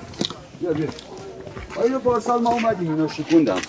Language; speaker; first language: Persian; non-native, local second language; Kurdish